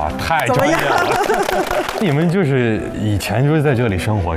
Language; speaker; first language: Chinese; non-native, fluent; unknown